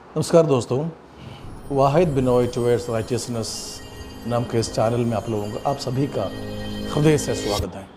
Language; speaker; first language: Hindi; non-native, local second language; Malayalam